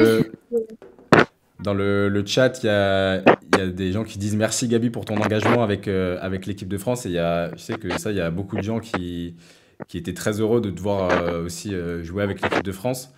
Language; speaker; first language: French; native; French